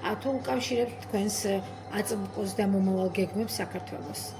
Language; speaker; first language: Georgian; native; Georgian